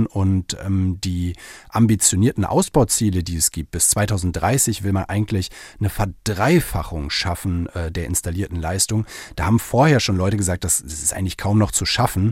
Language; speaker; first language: German; native; German